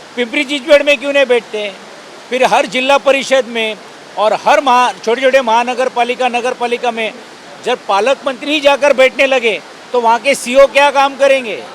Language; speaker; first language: Hindi; non-native, local second language; Marathi